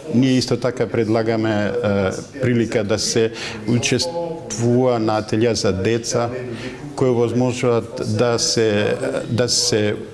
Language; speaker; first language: Macedonian; non-native, fluent; French